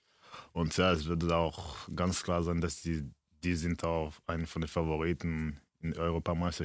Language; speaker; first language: German; early bilingual, other home language; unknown